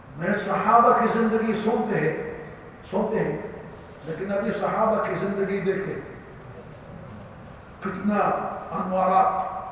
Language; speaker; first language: Urdu; non-native, learner; Arabic